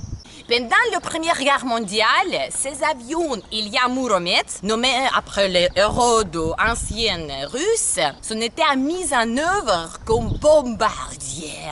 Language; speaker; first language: French; non-native, learner; Ukrainian